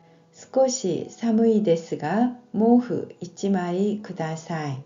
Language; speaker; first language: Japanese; non-native, fluent; Korean